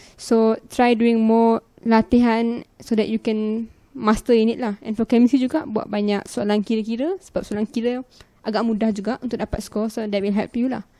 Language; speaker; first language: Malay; non-native, local second language; Punjabi